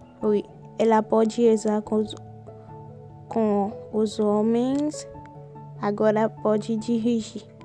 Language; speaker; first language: Portuguese; non-native, learner; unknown